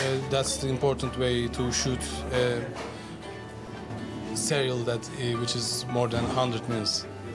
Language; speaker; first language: English; non-native, learner; Turkish